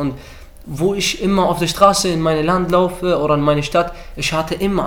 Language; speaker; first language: German; early bilingual, other home language; Arabic